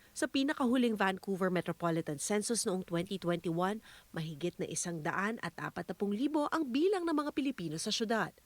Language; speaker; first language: Filipino; native; Filipino